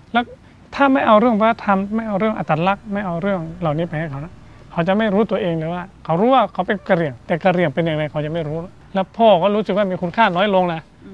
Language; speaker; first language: Thai; non-native, local second language; S'gaw Karen